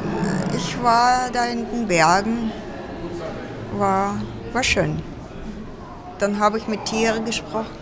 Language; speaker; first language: German; non-native, fluent; Russian